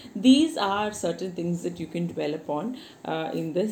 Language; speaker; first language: English; non-native, local second language; Malayalam